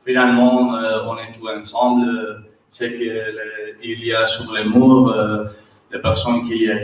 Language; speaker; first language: French; non-native, learner; Catalan